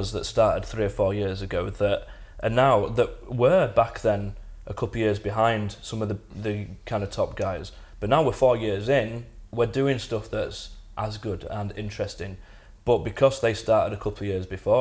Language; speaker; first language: English; native; English